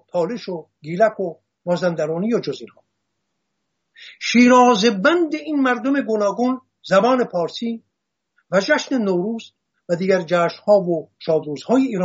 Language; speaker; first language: Persian; non-native, local second language; Assyrian Neo-Aramaic